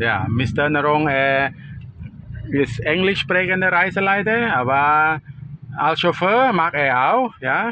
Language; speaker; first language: German; non-native, fluent; Thai